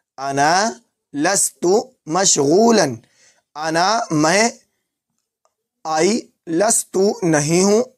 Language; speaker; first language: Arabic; non-native, fluent; Urdu